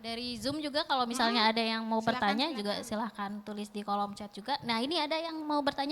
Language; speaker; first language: Indonesian; native; Indonesian